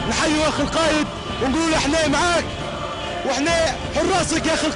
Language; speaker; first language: Arabic; native; Arabic